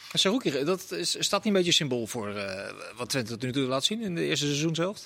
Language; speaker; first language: Dutch; native; Dutch